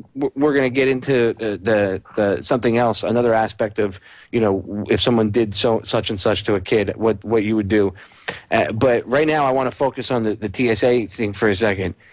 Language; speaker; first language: English; native; English